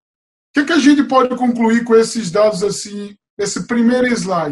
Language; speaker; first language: Portuguese; native; Portuguese